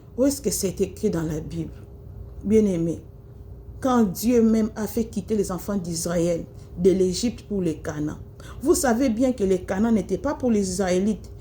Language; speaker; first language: French; non-native, local second language; Lingala